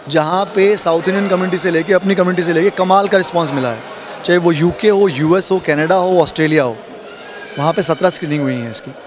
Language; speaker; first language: Hindi; native; Hindi